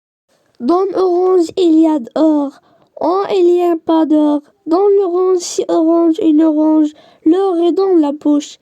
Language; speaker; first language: French; non-native, learner; Arabic